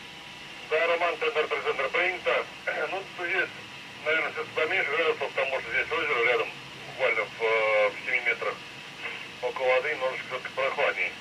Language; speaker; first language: Russian; native; Russian